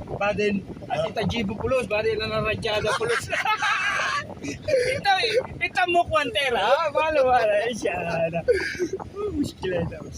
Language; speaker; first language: Arabic; non-native, learner; Filipino